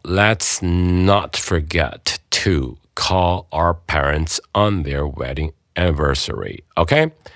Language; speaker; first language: English; non-native, fluent; Chinese